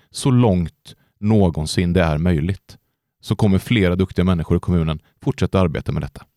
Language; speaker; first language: Swedish; native; Swedish